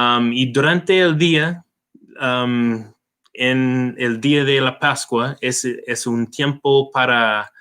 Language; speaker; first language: Spanish; non-native, fluent; English